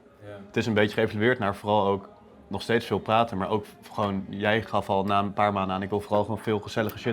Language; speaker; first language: Dutch; native; Dutch